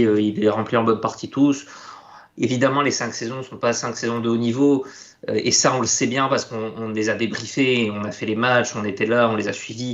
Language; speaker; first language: French; native; French